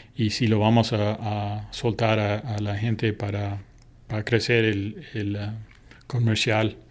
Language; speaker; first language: Spanish; early bilingual, other home language; English